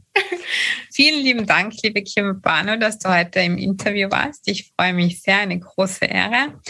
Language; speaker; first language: German; non-native, fluent; English